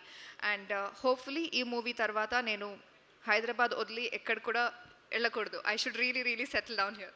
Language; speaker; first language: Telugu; non-native, fluent; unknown